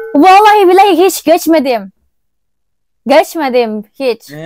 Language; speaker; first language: Turkish; non-native, learner; Indonesian